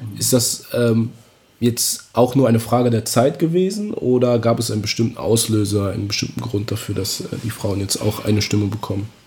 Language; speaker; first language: German; native; German